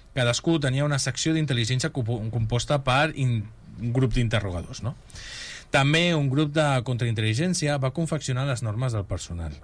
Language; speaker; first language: Catalan; non-native, local second language; Spanish